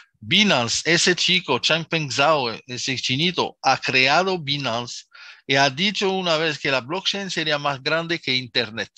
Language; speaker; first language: Spanish; non-native, fluent; Arabic